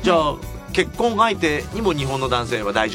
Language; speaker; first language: Japanese; native; Japanese